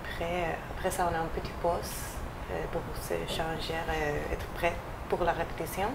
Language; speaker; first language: French; non-native, fluent; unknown